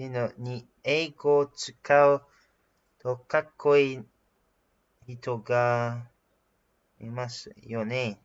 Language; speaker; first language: Japanese; non-native, learner; English